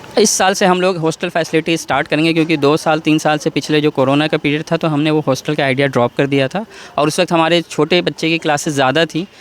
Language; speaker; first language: Hindi; native; Hindi